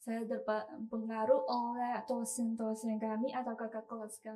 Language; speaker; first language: Indonesian; non-native, learner; Chinese